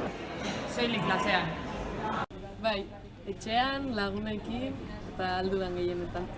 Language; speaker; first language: Basque; non-native, local second language; Spanish